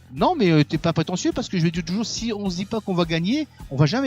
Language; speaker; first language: French; native; French